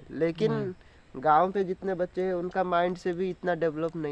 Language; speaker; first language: Hindi; non-native, local second language; Odia